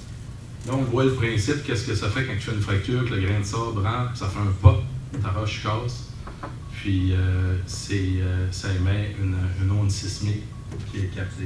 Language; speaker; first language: French; native; French